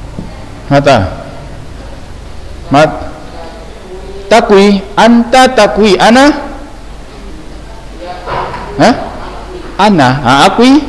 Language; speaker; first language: Arabic; non-native, fluent; Indonesian